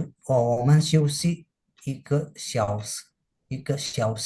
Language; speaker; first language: Chinese; non-native, learner; Indonesian